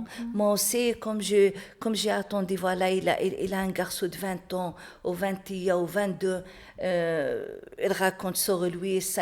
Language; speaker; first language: French; non-native, learner; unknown